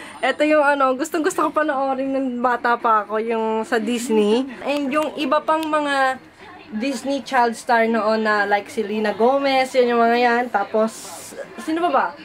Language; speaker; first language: Filipino; early bilingual, heritage; Filipino